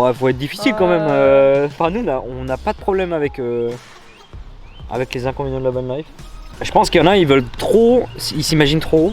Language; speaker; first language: French; native; French